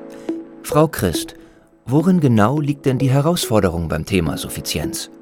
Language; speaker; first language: German; native; German